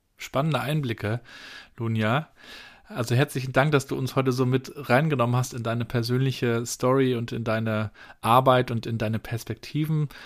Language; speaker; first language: German; native; German